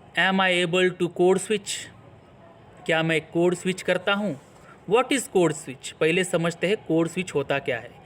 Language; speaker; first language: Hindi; non-native, local second language; Marathi